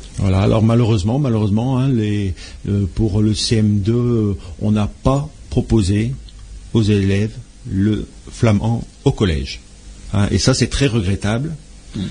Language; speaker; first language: French; native; French